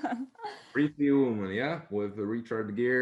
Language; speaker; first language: English; non-native, fluent; Polish